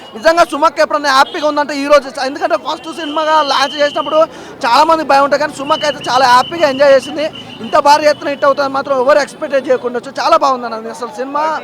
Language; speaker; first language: Telugu; native; Telugu